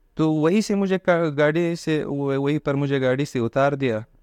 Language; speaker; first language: Urdu; non-native, fluent; Pashto